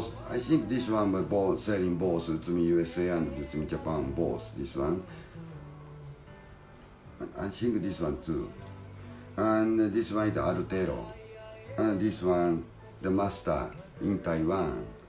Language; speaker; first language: English; non-native, learner; Japanese